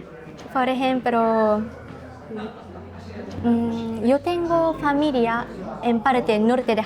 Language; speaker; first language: Spanish; non-native, learner; Japanese